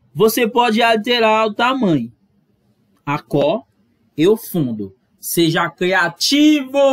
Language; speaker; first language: Portuguese; non-native, fluent; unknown